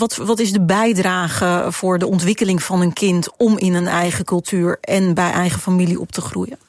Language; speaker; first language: Dutch; native; Dutch